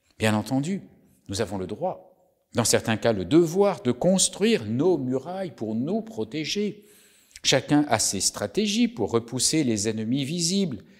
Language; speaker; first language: French; native; French